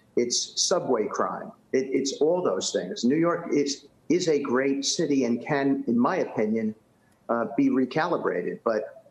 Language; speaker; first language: English; native; English